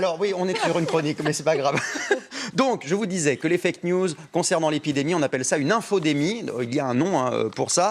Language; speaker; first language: French; native; French